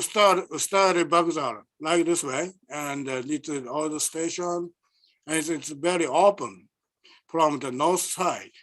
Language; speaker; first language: English; non-native, learner; Japanese